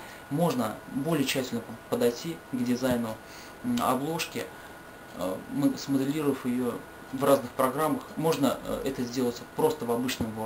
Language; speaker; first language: Russian; native; Russian